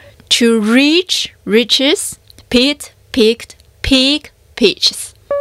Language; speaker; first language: English; non-native, learner; Chinese